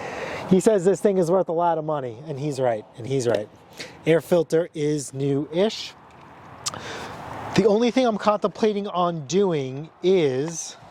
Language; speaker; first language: English; native; English